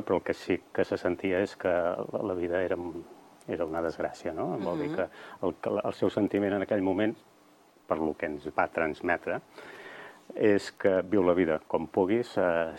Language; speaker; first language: Catalan; native; Catalan